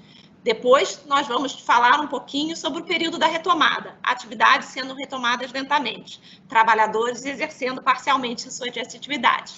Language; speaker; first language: Portuguese; native; Portuguese